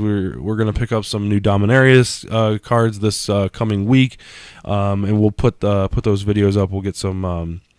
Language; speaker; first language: English; native; English